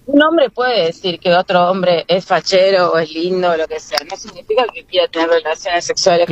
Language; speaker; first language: Spanish; native; Spanish